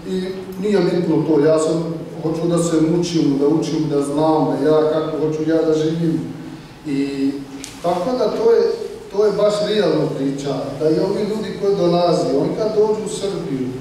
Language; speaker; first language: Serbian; non-native, learner; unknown